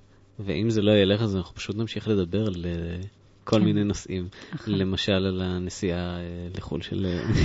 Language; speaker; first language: Hebrew; native; Hebrew